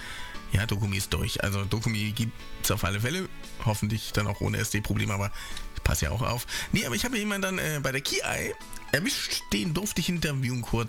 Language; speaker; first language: German; native; German